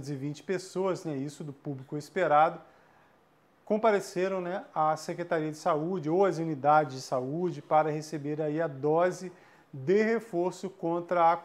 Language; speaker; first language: Portuguese; native; Portuguese